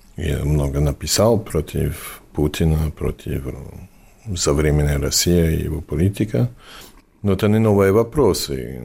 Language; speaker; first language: Russian; non-native, fluent; English